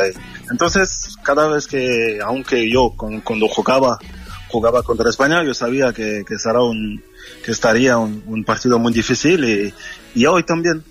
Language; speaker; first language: Spanish; non-native, learner; French